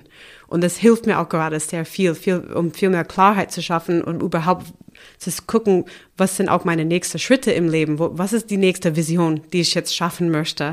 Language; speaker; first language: German; non-native, fluent; English